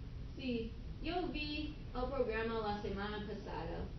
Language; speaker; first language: Spanish; non-native, learner; English